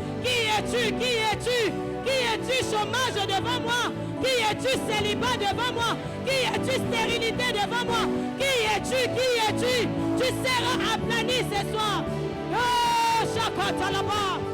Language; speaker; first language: French; non-native, local second language; Lingala